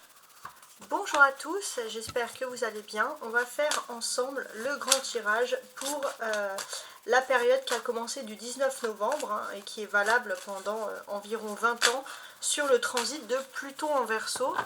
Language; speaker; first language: French; native; French